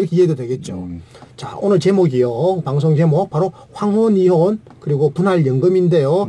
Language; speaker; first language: Korean; native; Korean